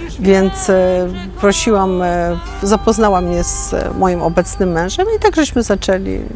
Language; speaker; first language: Polish; native; Polish